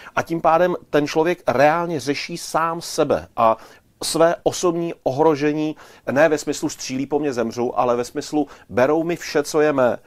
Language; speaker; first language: Czech; native; Czech